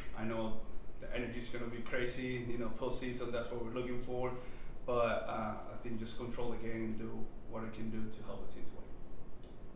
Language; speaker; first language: English; non-native, fluent; Spanish